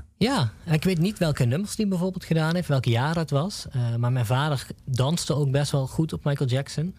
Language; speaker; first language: Dutch; native; Dutch